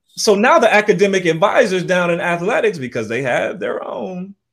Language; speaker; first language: English; native; English